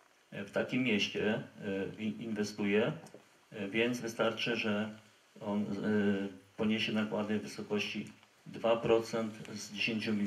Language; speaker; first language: Polish; native; Polish